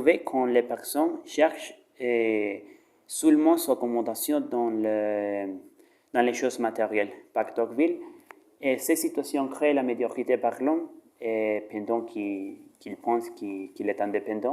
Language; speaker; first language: French; non-native, learner; Spanish